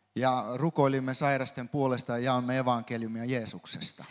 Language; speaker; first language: Finnish; native; Finnish